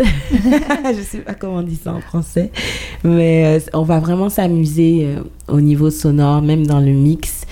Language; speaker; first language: French; native; French